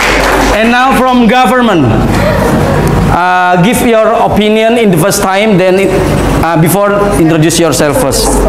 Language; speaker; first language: English; non-native, fluent; Indonesian